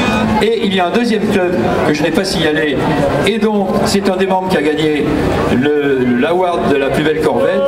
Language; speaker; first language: French; native; French